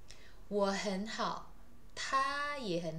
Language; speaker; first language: Chinese; non-native, fluent; Indonesian